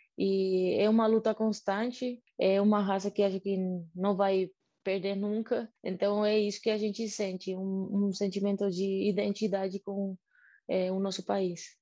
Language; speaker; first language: Portuguese; non-native, fluent; Spanish